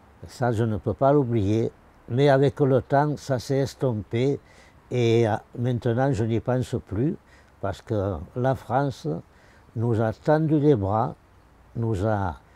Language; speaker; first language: French; early bilingual, other home language; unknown